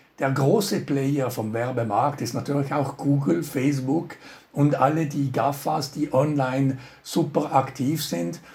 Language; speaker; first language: German; non-native, local second language; French